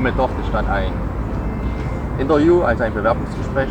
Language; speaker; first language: German; native; German